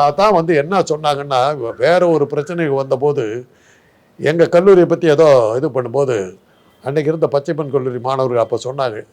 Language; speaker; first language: Tamil; non-native, local second language; Telugu